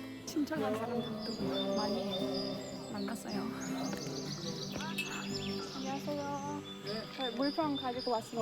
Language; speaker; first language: Korean; non-native, learner; English